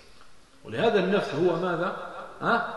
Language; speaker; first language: Arabic; native; Arabic